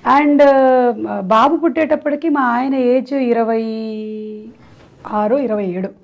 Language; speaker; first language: Telugu; non-native, local second language; Malayalam